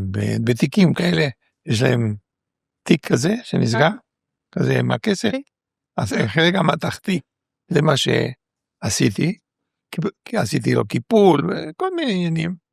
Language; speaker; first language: Hebrew; non-native, fluent; Spanish